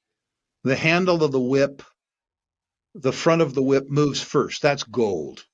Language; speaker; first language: English; native; English